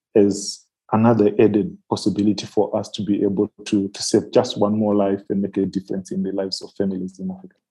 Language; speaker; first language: English; non-native, local second language; Shona